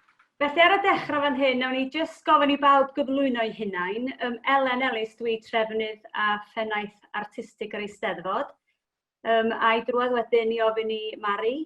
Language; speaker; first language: Welsh; native; Welsh